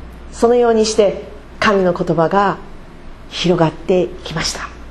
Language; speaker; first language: Japanese; non-native, fluent; English